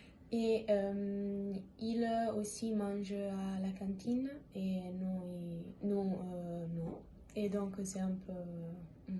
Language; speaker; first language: French; non-native, learner; Italian